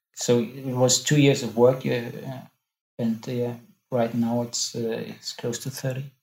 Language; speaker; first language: English; non-native, fluent; German